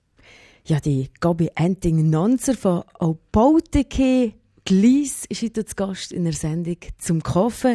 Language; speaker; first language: German; native; German